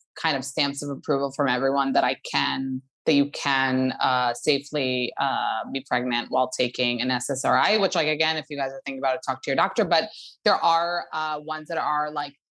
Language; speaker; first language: English; early bilingual, other home language; Hebrew